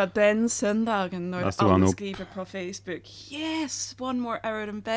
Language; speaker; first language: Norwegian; non-native, fluent; English